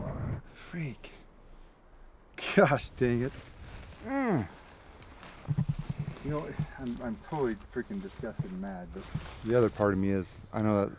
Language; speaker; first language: English; native; English